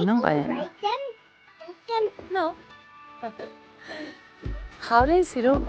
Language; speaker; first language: Mongolian; native; Mongolian